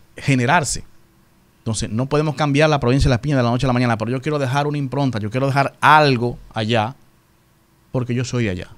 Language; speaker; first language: Spanish; native; Spanish